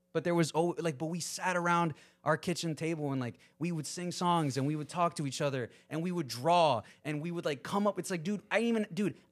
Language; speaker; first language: English; early bilingual, other home language; Spanish